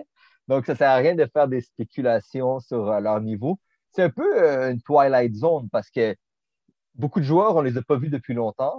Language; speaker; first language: French; native; French